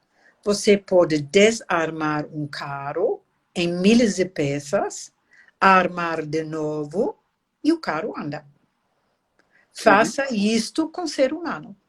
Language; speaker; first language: Portuguese; non-native, fluent; German